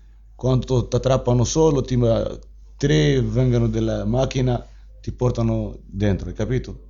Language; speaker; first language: Italian; non-native, learner; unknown